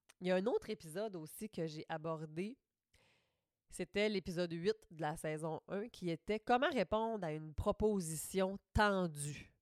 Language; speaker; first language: French; native; French